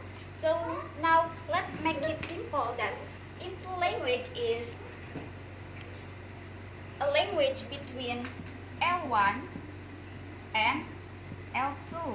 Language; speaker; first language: English; non-native, learner; Indonesian